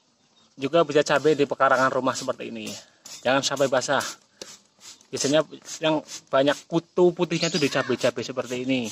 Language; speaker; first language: Indonesian; native; Indonesian